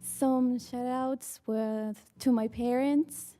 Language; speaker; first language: English; early bilingual, other home language; Spanish